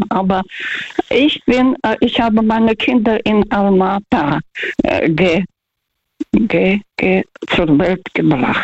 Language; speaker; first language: German; non-native, fluent; Russian